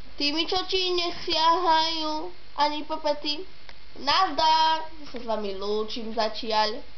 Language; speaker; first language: Slovak; non-native, learner; Russian